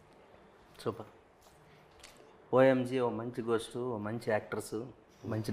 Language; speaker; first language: Telugu; native; Telugu